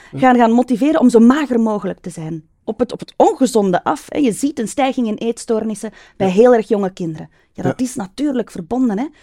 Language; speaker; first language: Dutch; native; Dutch